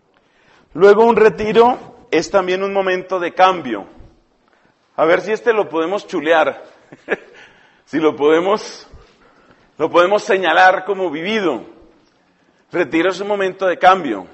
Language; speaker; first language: Spanish; native; Spanish